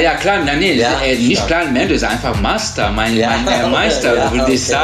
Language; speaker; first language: German; non-native, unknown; Turkish